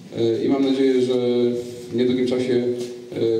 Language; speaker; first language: Polish; native; Polish